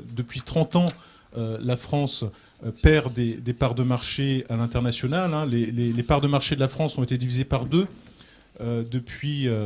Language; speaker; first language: French; native; French